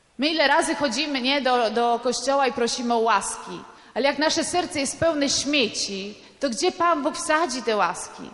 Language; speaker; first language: Polish; non-native, fluent; Italian